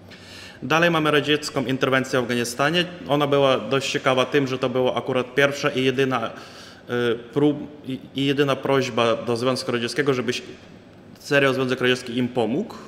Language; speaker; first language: Polish; non-native, fluent; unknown